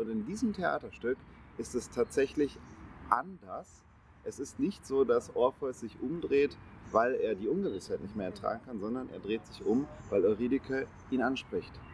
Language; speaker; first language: German; native; German